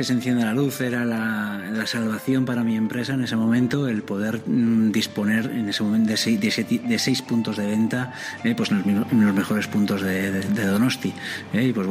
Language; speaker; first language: Spanish; native; Spanish